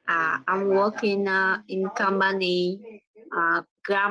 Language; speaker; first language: English; non-native, learner; Vietnamese